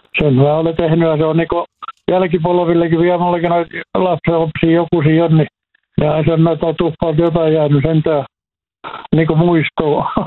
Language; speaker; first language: Finnish; native; Finnish